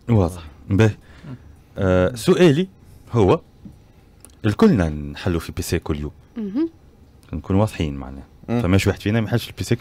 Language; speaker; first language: Arabic; native; Arabic